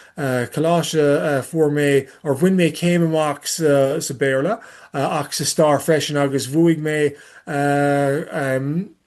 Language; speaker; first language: Irish; non-native, learner; English